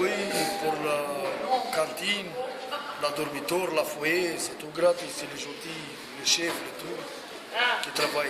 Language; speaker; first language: French; non-native, learner; Romanian